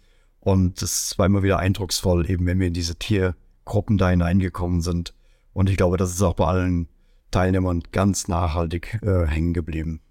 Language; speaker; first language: German; native; German